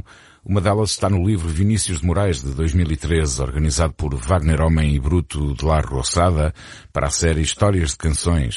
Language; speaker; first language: Portuguese; native; Portuguese